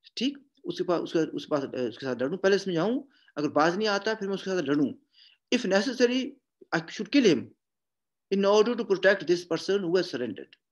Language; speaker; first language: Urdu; non-native, local second language; Punjabi